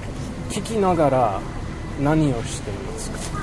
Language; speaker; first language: Japanese; non-native, learner; English